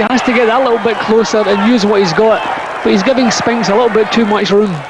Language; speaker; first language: English; native; English